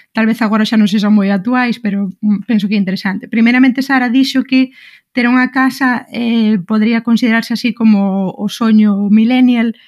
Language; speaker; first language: Galician; non-native, local second language; Spanish